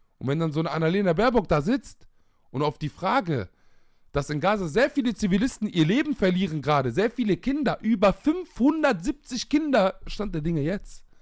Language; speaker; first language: German; early bilingual, other home language; Arabic